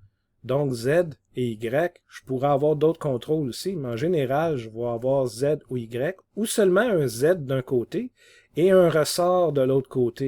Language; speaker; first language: French; native; French